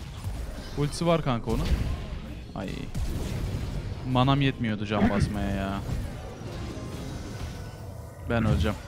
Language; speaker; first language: Turkish; native; Turkish